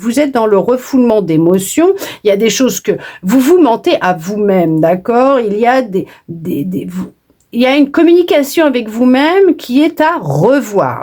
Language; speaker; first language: French; native; French